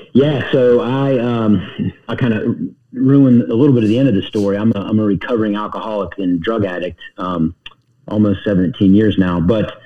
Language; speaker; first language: English; native; English